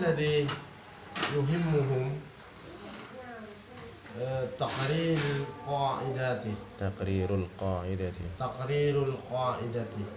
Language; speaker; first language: Arabic; non-native, learner; Indonesian